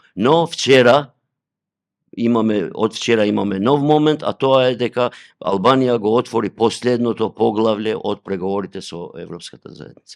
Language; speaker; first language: Macedonian; non-native, local second language; Albanian